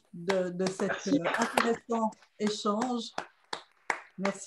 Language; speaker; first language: French; native; French